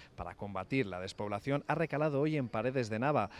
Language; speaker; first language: Spanish; native; Spanish